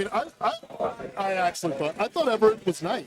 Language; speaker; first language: English; native; English